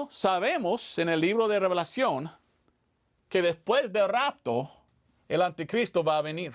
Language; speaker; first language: Spanish; non-native, fluent; English